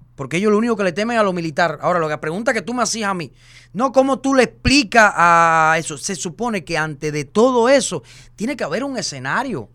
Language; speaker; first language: Spanish; native; Spanish